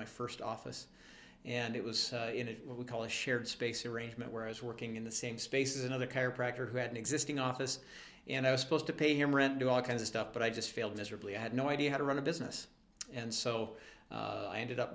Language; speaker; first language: English; native; English